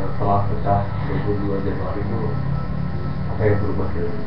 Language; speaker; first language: Indonesian; native; Indonesian